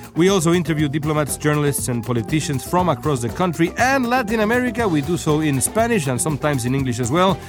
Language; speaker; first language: English; non-native, fluent; Spanish